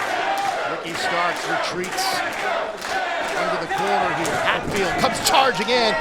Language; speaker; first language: English; native; English